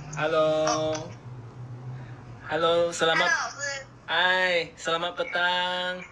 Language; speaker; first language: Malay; non-native, local second language; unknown